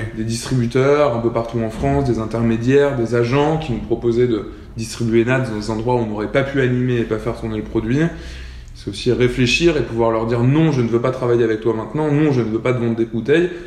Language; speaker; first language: French; native; French